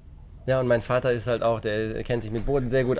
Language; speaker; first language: German; native; German